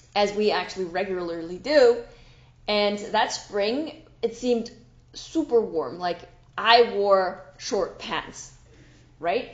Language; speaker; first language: English; non-native, fluent; German